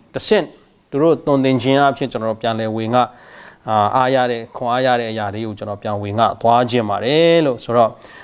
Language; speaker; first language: Burmese; non-native, local second language; Tedim Chin